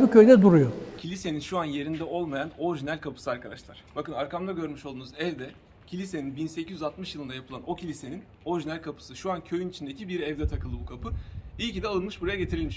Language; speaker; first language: Turkish; native; Turkish